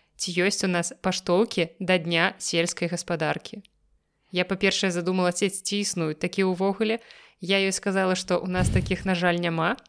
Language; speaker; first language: Belarusian; non-native, local second language; Russian